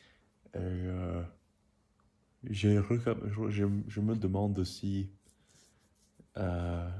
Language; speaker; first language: French; non-native, learner; English